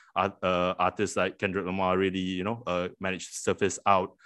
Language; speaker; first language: English; non-native, local second language; Malay